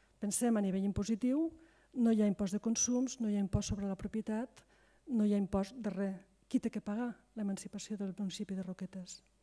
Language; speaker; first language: Catalan; native; Catalan